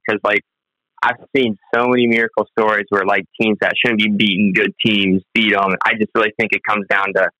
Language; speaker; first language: English; native; English